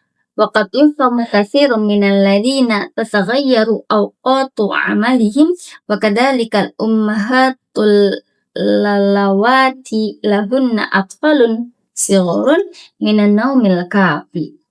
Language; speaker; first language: Arabic; non-native, learner; Indonesian